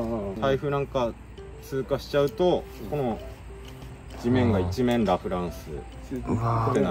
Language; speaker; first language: Japanese; native; Japanese